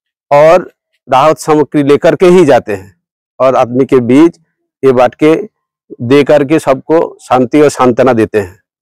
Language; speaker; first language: Hindi; non-native, local second language; Bangla